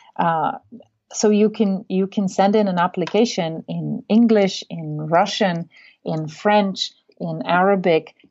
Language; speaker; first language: English; non-native, fluent; Bulgarian